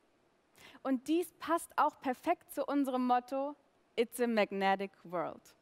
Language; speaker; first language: German; native; German